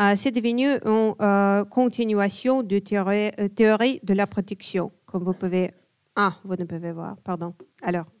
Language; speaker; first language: French; non-native, fluent; Ukrainian